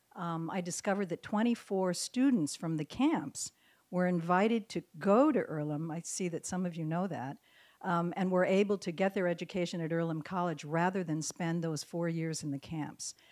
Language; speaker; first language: English; native; English